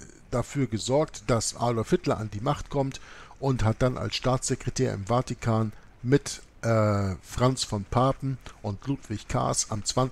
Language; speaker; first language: German; native; German